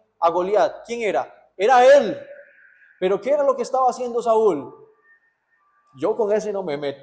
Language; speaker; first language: Spanish; native; Spanish